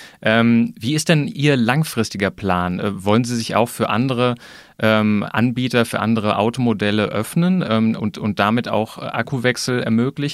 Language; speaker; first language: German; native; German